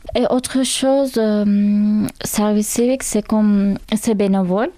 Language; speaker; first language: French; non-native, learner; Turkish